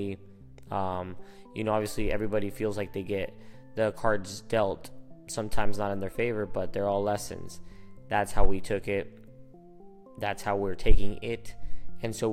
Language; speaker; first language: English; early bilingual, other home language; Spanish